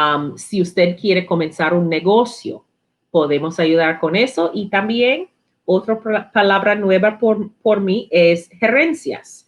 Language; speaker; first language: Spanish; non-native, learner; English